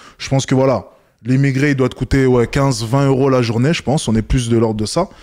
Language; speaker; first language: French; native; French